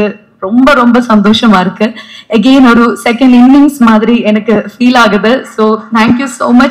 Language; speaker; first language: Tamil; non-native, fluent; Malayalam